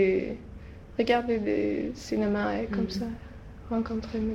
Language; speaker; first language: French; non-native, learner; Swedish